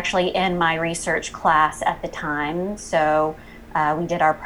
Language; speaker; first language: English; native; English